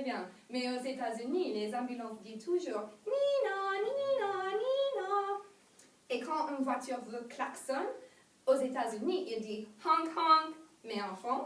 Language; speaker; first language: French; non-native, learner; English